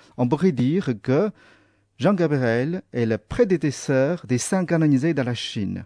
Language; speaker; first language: French; non-native, fluent; Chinese